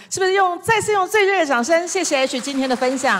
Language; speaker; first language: Chinese; native; Chinese